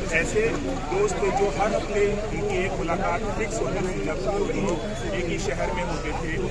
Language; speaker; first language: Hindi; native; Hindi